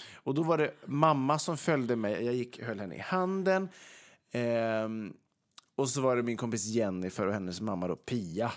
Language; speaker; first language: Swedish; native; Swedish